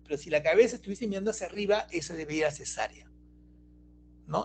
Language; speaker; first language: Spanish; native; Spanish